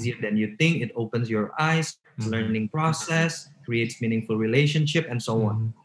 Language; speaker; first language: English; non-native, local second language; Indonesian